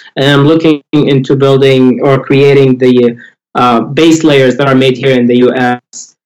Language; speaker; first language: English; non-native, fluent; Arabic